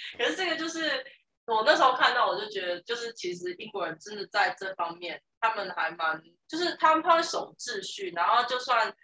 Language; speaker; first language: Chinese; native; Chinese